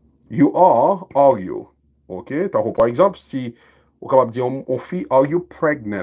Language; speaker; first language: English; non-native, fluent; Haitian Creole